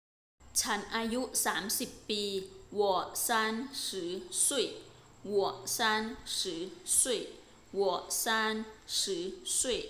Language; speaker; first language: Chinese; non-native, fluent; Thai